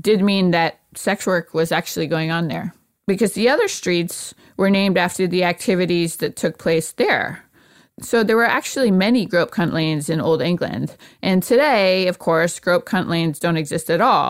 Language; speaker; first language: English; native; English